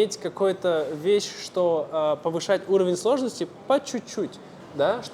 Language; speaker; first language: Russian; native; Russian